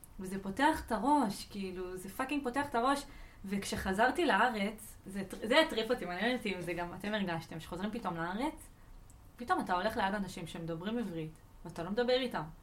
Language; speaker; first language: Hebrew; native; Hebrew